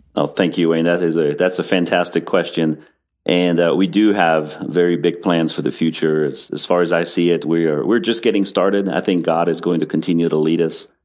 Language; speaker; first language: English; non-native, fluent; French